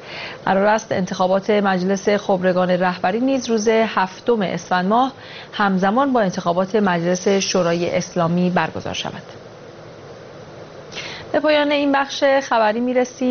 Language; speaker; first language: Persian; native; Persian